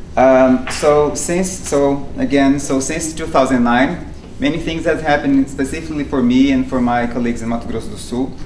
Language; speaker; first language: English; non-native, fluent; Portuguese